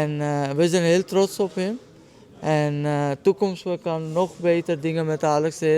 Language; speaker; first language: Dutch; non-native, learner; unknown